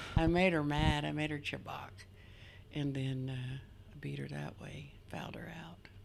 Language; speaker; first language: English; native; English